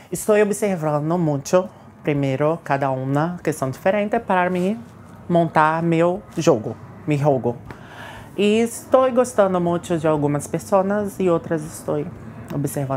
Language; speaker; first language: Spanish; non-native, learner; Portuguese